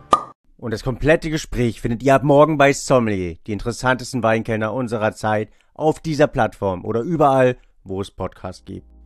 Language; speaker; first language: German; native; German